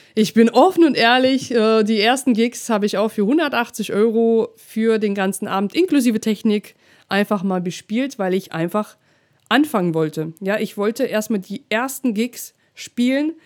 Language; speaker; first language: German; non-native, fluent; Russian